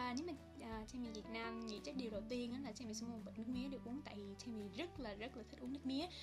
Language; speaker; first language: Vietnamese; early bilingual, heritage; Vietnamese